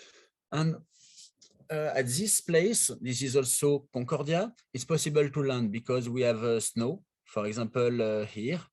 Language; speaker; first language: English; non-native, learner; French